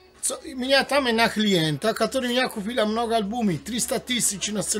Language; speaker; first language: Russian; non-native, learner; Italian